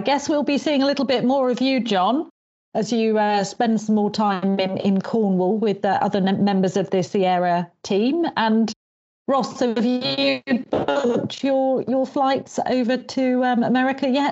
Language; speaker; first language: English; native; English